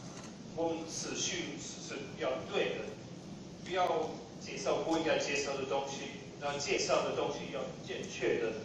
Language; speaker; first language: Chinese; non-native, fluent; English